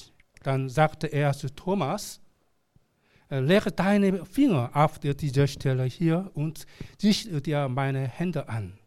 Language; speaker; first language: German; non-native, learner; Korean